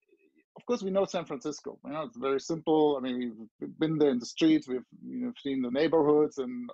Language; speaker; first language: English; non-native, fluent; German